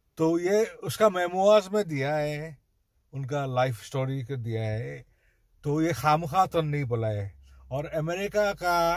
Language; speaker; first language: Hindi; non-native, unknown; Bangla